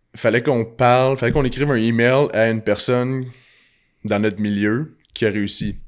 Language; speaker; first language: French; native; French